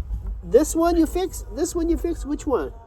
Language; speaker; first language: English; non-native, learner; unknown